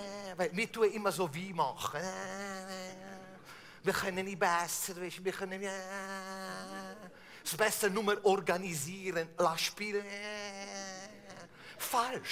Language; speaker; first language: German; non-native, fluent; Italian